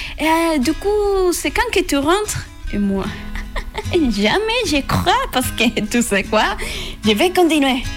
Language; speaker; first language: French; non-native, learner; Spanish